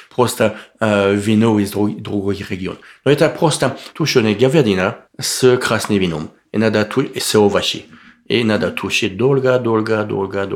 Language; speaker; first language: Russian; non-native, learner; French